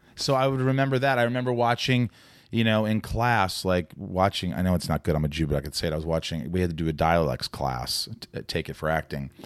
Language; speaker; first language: English; native; English